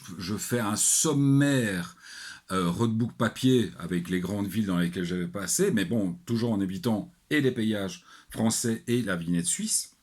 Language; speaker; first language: French; native; French